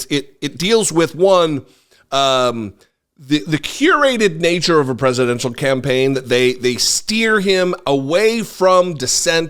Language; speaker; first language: English; native; English